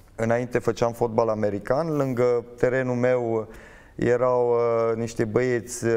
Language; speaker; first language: Romanian; native; Romanian